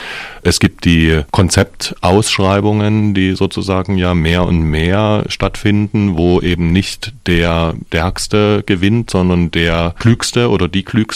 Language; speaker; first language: German; native; German